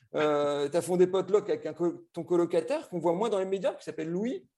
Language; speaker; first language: French; native; French